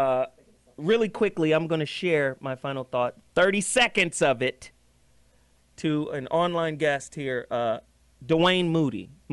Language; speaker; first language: English; native; English